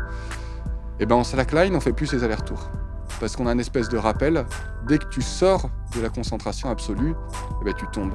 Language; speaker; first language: French; native; French